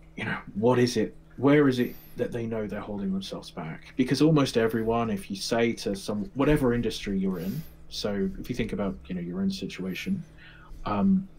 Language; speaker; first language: English; native; English